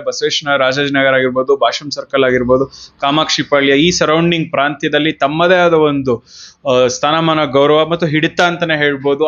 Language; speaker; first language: Kannada; native; Kannada